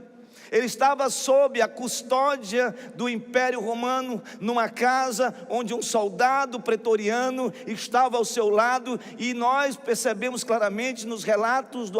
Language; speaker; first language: Portuguese; native; Portuguese